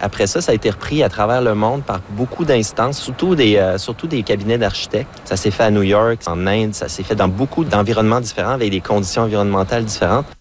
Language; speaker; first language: French; native; French